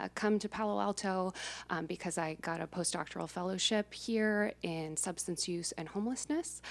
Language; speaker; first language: English; native; English